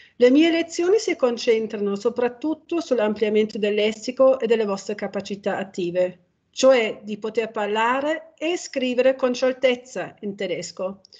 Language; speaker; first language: Italian; non-native, fluent; German